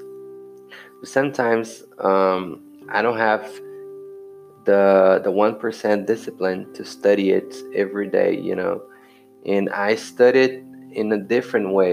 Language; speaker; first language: English; non-native, fluent; Portuguese